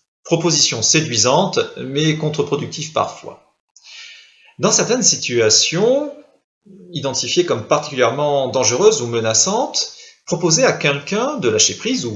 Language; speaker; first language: French; native; French